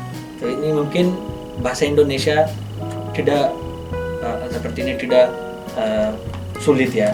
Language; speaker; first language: Indonesian; non-native, learner; Hindi